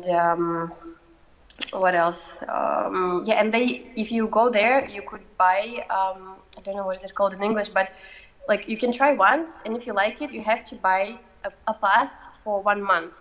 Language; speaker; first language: English; non-native, fluent; Russian